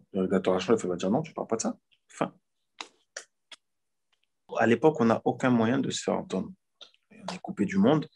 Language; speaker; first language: French; native; French